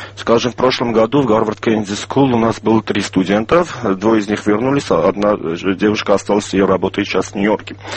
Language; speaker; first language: Russian; non-native, local second language; Armenian